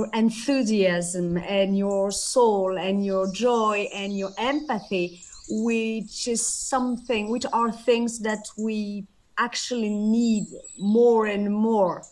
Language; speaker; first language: English; non-native, fluent; French